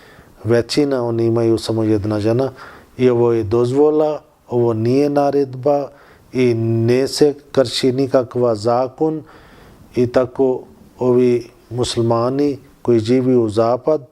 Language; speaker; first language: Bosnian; non-native, learner; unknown